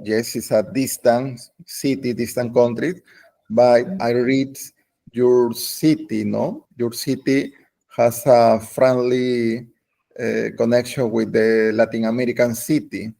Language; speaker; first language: English; non-native, learner; Spanish